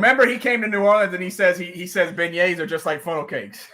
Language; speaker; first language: English; native; English